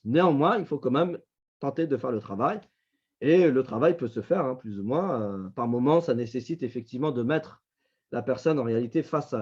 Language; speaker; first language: French; native; French